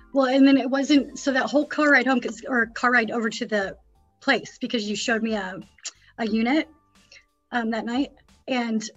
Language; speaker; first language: English; native; English